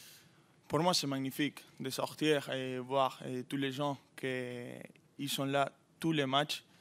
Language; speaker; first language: French; non-native, fluent; Spanish